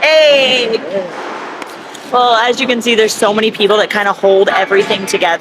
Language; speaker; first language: English; native; English